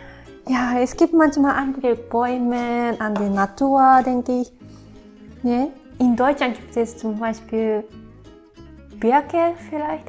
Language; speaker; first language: German; non-native, learner; Japanese